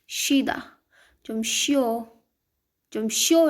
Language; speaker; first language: Korean; non-native, learner; Hindi